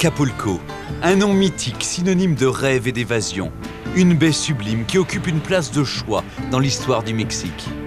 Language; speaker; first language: French; native; French